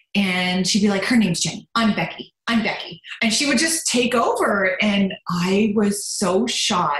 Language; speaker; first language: English; early bilingual, other home language; German